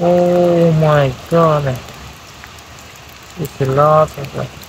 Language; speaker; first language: English; non-native, learner; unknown